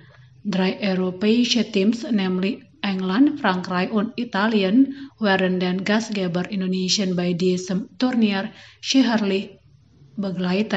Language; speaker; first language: German; non-native, fluent; Indonesian